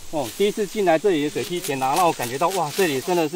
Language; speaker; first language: Chinese; native; Chinese